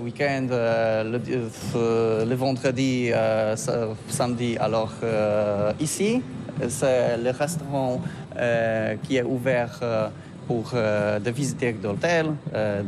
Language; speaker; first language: French; non-native, learner; Polish